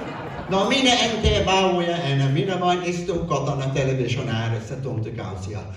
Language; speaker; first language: Finnish; non-native, fluent; English